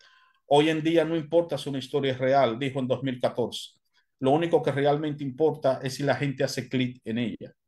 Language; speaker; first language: Spanish; native; Spanish